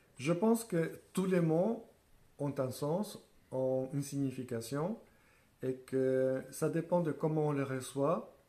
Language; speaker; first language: French; non-native, fluent; Spanish